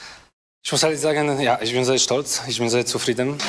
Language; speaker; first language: German; non-native, fluent; Polish